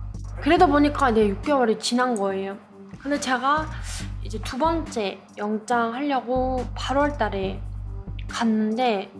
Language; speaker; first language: Korean; non-native, fluent; Mongolian